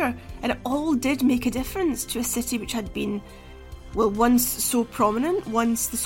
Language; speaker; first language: English; native; English